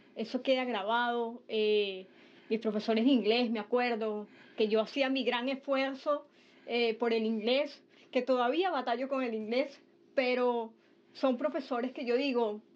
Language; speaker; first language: Spanish; native; Spanish